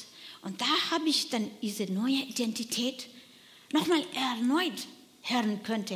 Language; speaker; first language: German; non-native, learner; Nepali